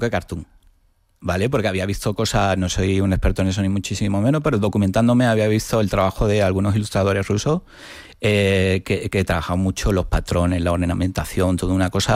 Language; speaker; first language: Spanish; native; Spanish